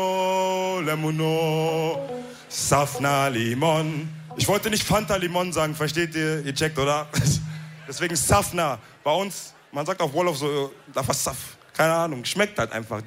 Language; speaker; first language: German; early bilingual, other home language; Wolof